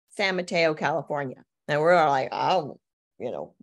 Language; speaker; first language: English; native; English